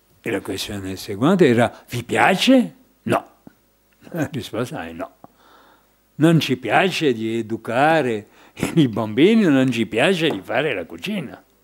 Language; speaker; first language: Italian; non-native, fluent; French